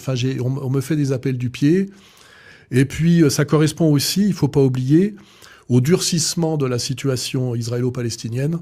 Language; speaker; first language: French; native; French